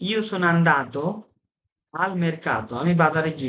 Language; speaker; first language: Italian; non-native, fluent; Bangla